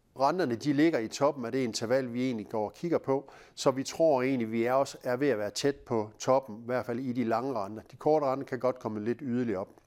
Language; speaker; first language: Danish; native; Danish